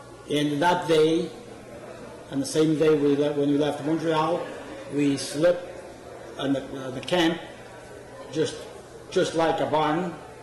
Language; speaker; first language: English; non-native, fluent; Portuguese